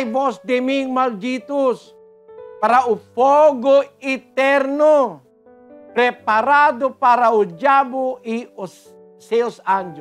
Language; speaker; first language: Portuguese; non-native, fluent; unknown